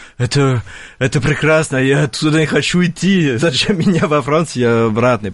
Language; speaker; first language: Russian; non-native, fluent; French